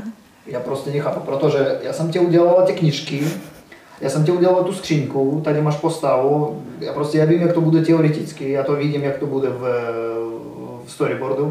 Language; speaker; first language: Czech; non-native, learner; Russian